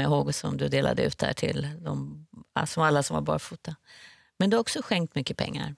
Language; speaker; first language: Swedish; native; Swedish